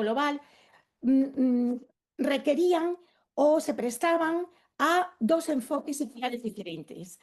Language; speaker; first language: Spanish; native; Spanish